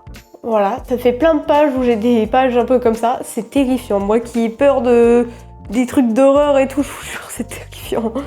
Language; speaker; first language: French; native; French